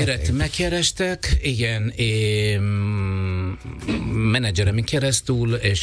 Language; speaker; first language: Hungarian; non-native, fluent; Italian